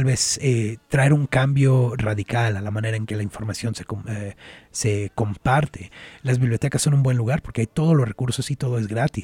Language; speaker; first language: Spanish; native; Spanish